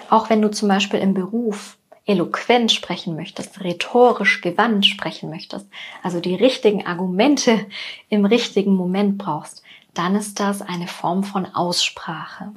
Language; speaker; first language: German; native; German